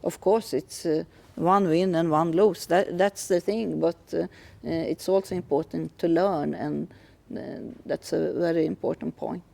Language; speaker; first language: English; non-native, fluent; Swedish